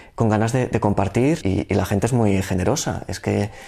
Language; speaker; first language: Spanish; native; Spanish